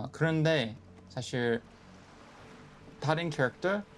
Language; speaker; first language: Korean; non-native, fluent; English